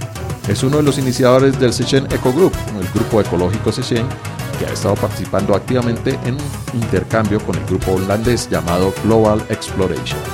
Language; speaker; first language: Spanish; native; Spanish